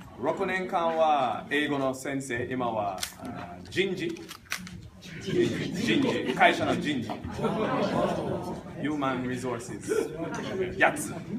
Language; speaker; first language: Japanese; non-native, learner; English